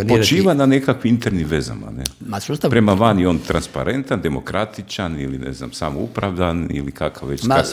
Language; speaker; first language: Croatian; native; Croatian